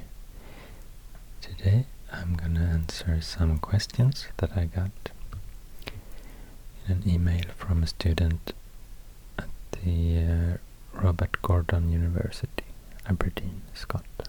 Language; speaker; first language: English; non-native, fluent; Swedish